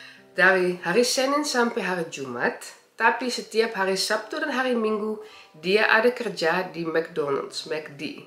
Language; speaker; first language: Indonesian; early bilingual, heritage; Indonesian